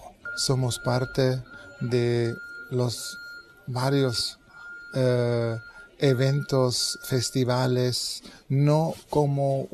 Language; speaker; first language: Spanish; non-native, fluent; German